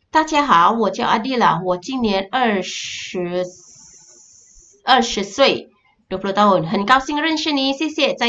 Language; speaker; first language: Chinese; non-native, local second language; Malay